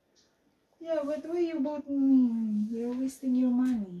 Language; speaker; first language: English; non-native, learner; Filipino